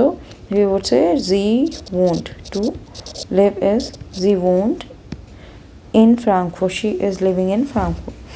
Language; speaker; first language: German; non-native, fluent; Hindi